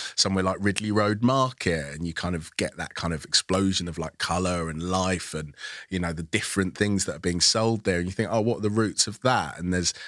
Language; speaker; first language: English; early bilingual, other home language; Yoruba